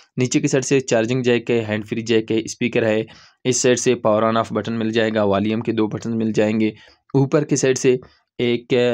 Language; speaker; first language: Urdu; non-native, local second language; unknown